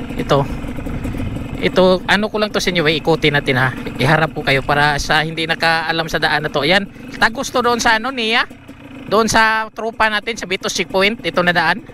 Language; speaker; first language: Filipino; non-native, local second language; Cebuano